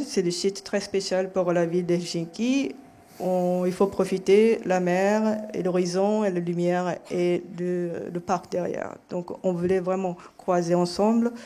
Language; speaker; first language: French; non-native, fluent; Japanese